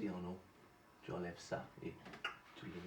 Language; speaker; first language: French; non-native, fluent; Dutch